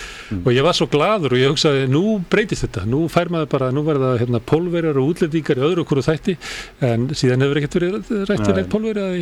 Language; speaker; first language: Icelandic; native; Icelandic